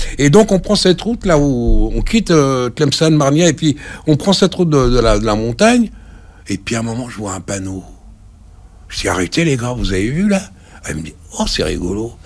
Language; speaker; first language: French; early bilingual, other home language; Arabic